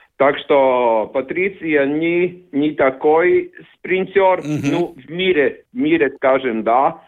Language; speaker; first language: Russian; non-native, learner; Latvian